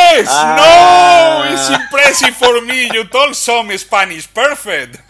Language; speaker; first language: English; non-native, learner; Spanish